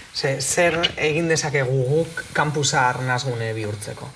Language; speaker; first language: Basque; native; Basque